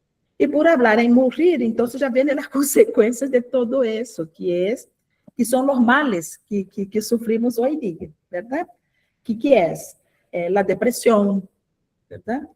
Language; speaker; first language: Spanish; non-native, fluent; Portuguese